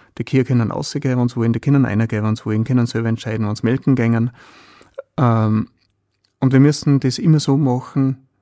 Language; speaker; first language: German; native; German